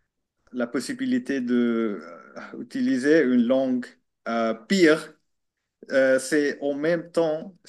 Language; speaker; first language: French; non-native, learner; Finnish